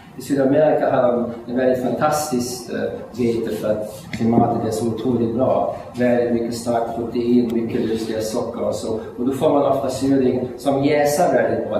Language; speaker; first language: Swedish; non-native, fluent; German